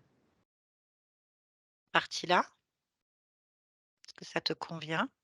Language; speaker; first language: French; native; French